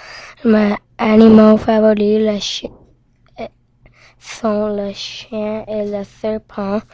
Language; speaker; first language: French; non-native, local second language; English